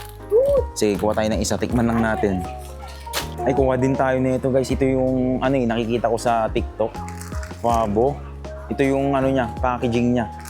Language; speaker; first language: Filipino; native; Filipino